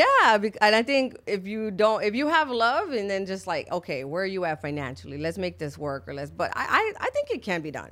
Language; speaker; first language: English; early bilingual, other home language; Spanish